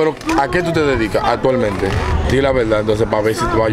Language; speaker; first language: Spanish; native; Spanish